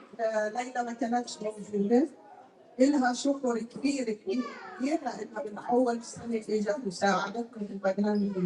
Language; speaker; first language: Arabic; native; Arabic